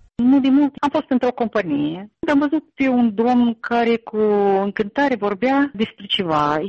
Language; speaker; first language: Romanian; non-native, local second language; Russian